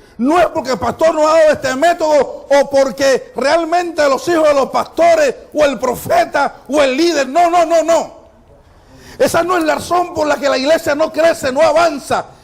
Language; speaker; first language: Spanish; non-native, fluent; Haitian Creole